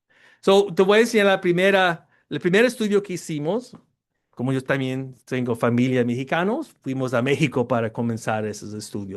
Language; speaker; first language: Spanish; early bilingual, heritage; Spanish